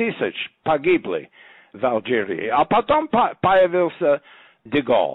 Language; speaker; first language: Russian; non-native, fluent; English